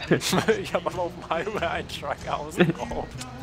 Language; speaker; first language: German; native; German